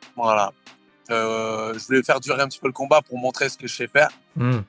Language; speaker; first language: French; early bilingual, other home language; Thai